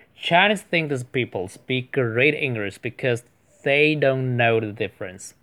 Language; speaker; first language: English; non-native, fluent; Chinese